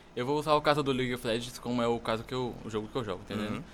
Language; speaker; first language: Portuguese; native; Portuguese